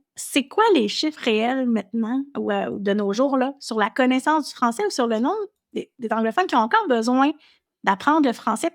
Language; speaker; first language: French; native; French